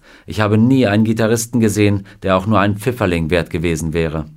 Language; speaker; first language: German; native; German